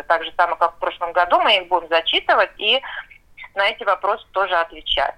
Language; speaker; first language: Russian; native; Russian